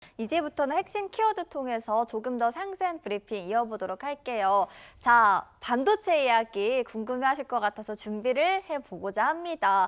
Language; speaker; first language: Korean; native; Korean